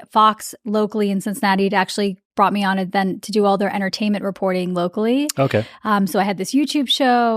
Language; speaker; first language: English; early bilingual, other home language; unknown